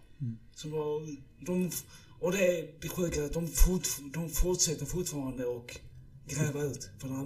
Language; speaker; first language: Swedish; early bilingual, other home language; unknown